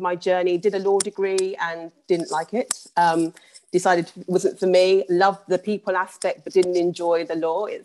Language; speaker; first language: English; native; English